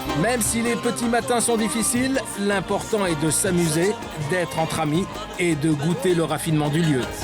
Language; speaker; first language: French; native; French